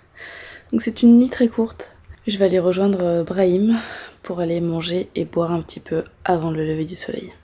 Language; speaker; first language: French; native; French